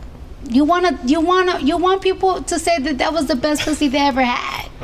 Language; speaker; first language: English; native; English